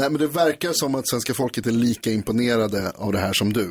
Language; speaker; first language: Swedish; native; Swedish